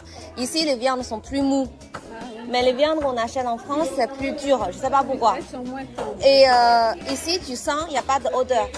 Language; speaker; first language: French; non-native, fluent; Chinese